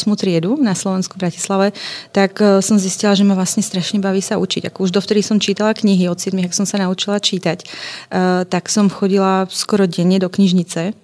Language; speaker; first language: Slovak; native; Slovak